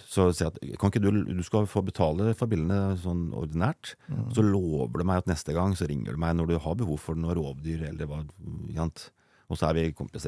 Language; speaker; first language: Norwegian; native; Norwegian